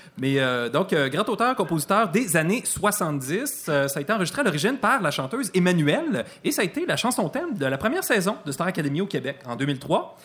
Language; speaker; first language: French; native; French